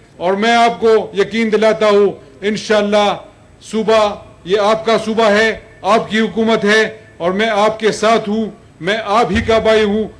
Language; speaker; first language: Urdu; non-native, local second language; Pashto